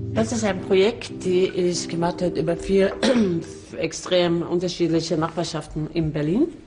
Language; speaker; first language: German; non-native, fluent; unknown